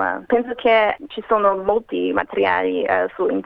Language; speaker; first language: Italian; non-native, learner; Macedonian